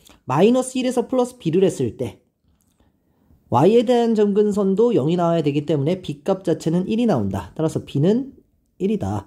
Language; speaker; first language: Korean; native; Korean